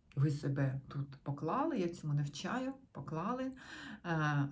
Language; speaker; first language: Ukrainian; non-native, local second language; Russian